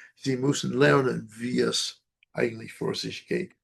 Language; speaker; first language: German; non-native, learner; English